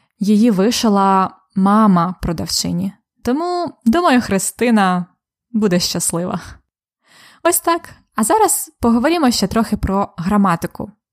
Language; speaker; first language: Ukrainian; native; Ukrainian